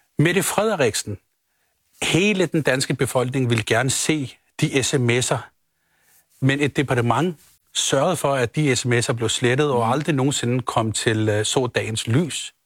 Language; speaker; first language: Danish; early bilingual, other home language; Urdu